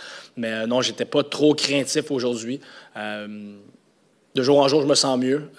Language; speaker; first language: French; native; French